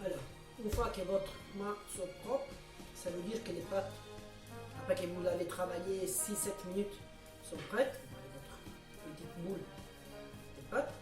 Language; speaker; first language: French; non-native, fluent; Italian